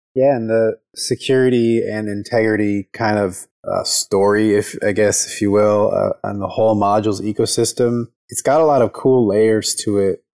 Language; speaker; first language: English; native; English